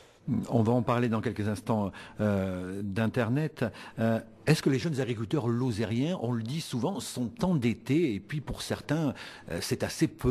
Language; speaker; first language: French; native; French